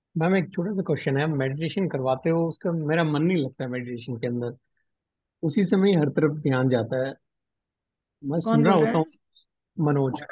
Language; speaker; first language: Hindi; native; Hindi